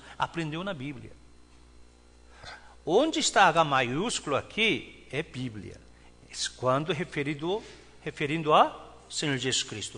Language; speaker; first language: Portuguese; non-native, fluent; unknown